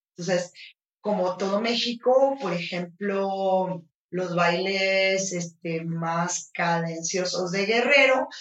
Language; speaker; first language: Spanish; native; Spanish